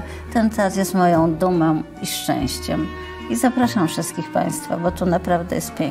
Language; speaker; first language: Polish; native; Polish